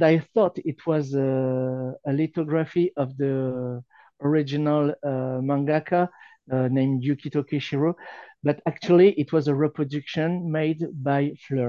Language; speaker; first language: English; non-native, fluent; French